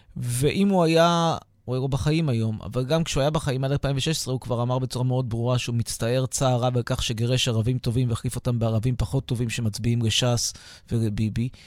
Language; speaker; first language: Hebrew; native; Hebrew